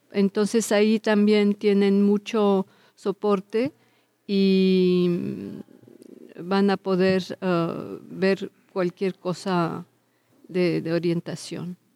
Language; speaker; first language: Spanish; early bilingual, heritage; Spanish